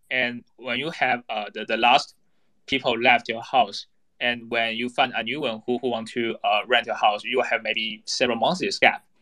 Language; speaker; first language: English; non-native, fluent; Chinese